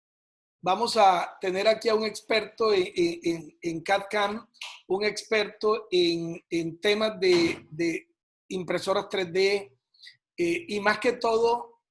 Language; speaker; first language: Spanish; native; Spanish